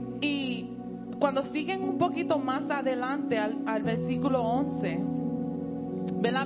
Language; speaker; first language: Spanish; early bilingual, heritage; Spanish